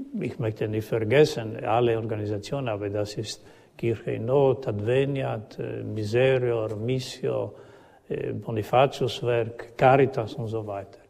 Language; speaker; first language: German; non-native, learner; Croatian